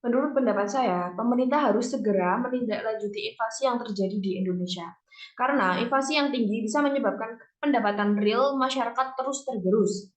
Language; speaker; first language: Indonesian; native; Indonesian